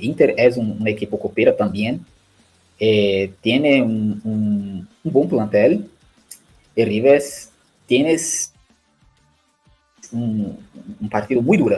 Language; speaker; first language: Spanish; non-native, learner; Portuguese